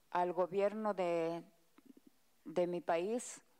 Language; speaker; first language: Spanish; native; Spanish